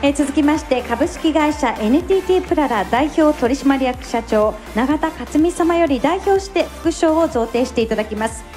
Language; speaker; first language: Japanese; native; Japanese